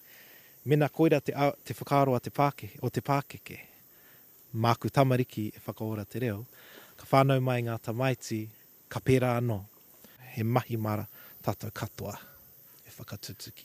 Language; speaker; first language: Māori; non-native, local second language; English